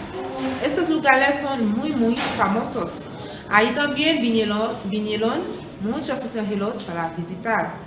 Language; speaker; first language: Spanish; non-native, fluent; Haitian Creole